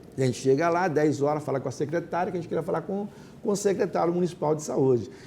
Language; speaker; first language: Portuguese; native; Portuguese